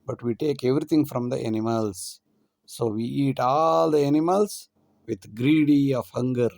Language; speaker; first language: English; non-native, local second language; Kannada